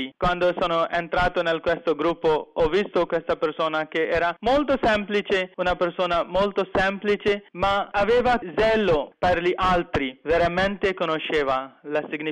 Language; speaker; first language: Italian; non-native, fluent; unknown